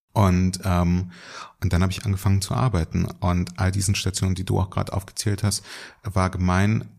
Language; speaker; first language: German; early bilingual, other home language; Russian